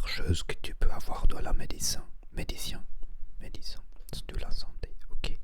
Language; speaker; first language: French; non-native, learner; Spanish